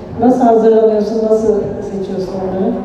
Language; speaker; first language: Turkish; native; Turkish